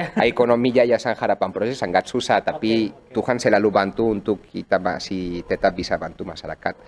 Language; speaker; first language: Indonesian; non-native, fluent; Spanish